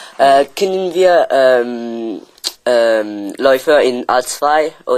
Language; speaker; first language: German; non-native, learner; French